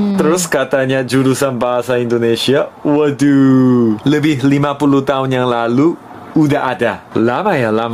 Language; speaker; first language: Indonesian; non-native, fluent; Korean